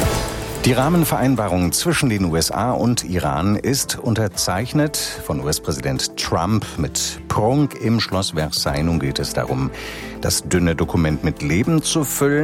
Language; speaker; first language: German; native; German